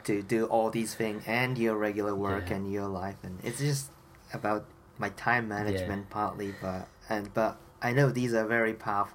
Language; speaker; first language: English; non-native, fluent; Japanese